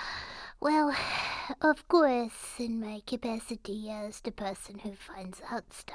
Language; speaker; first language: English; native; English